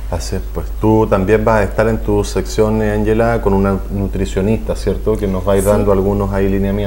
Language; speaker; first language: Spanish; native; Spanish